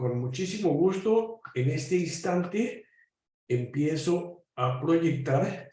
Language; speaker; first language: Spanish; native; Spanish